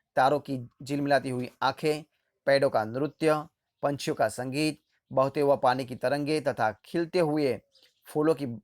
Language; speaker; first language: Hindi; non-native, local second language; Gujarati